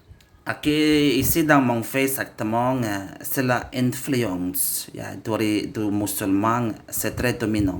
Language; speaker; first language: French; non-native, learner; Indonesian